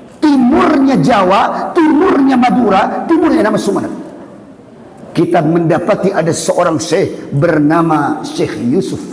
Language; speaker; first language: Malay; non-native, local second language; Buginese